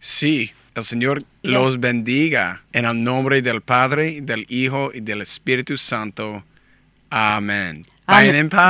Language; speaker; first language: Spanish; non-native, learner; English